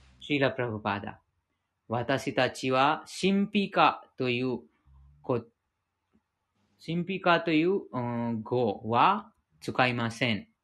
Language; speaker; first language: Japanese; non-native, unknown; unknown